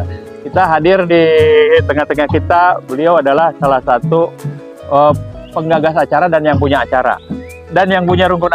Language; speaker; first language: Indonesian; native; Indonesian